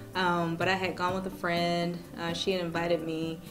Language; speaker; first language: English; native; English